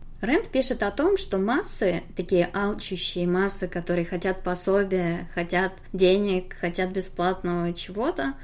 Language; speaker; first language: Russian; native; Russian